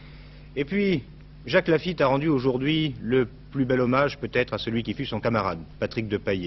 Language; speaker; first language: French; native; French